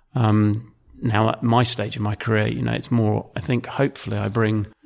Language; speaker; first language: English; native; English